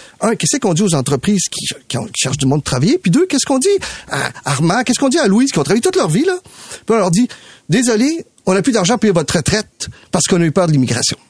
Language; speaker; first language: French; early bilingual, other home language; Spanish